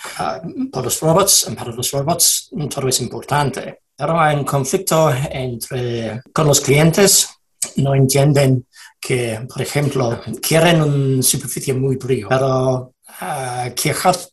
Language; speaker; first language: Spanish; non-native, learner; English